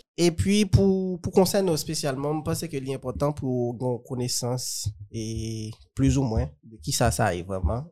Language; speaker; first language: French; non-native, local second language; Haitian Creole